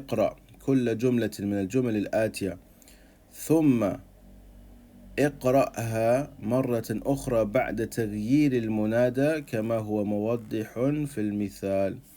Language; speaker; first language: Arabic; non-native, fluent; English